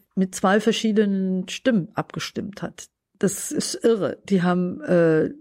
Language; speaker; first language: German; native; German